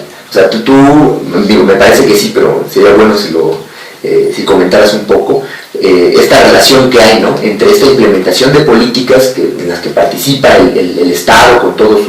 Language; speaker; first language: Spanish; native; Spanish